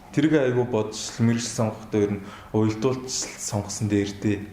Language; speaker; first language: Mongolian; native; Mongolian